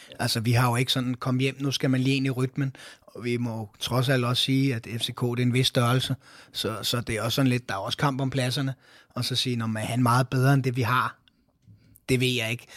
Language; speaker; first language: Danish; native; Danish